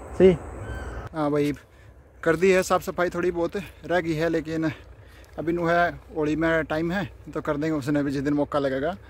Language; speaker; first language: Hindi; native; Hindi